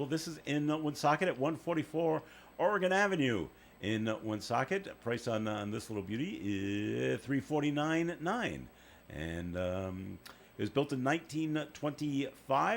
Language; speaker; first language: English; native; English